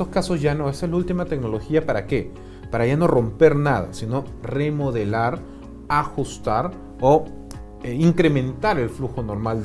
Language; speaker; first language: Spanish; native; Spanish